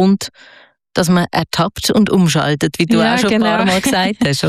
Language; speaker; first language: German; native; German